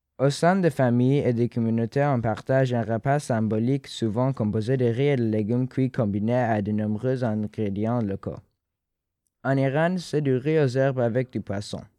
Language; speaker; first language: French; non-native, fluent; Persian